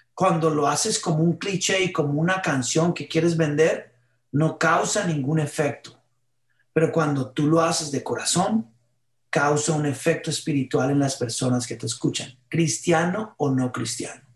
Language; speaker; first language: Spanish; early bilingual, heritage; Spanish